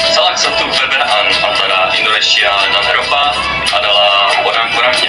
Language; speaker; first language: Indonesian; non-native, fluent; Russian